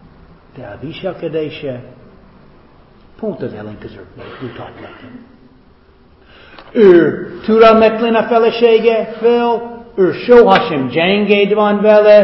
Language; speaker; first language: Hungarian; non-native, fluent; English